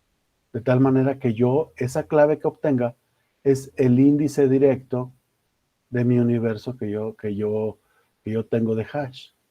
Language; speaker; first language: Spanish; native; Spanish